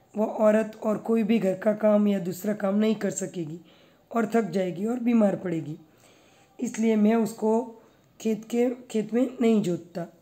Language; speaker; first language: Hindi; non-native, local second language; Gujarati